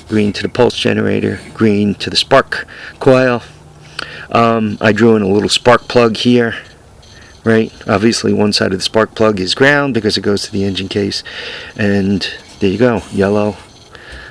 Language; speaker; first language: English; native; English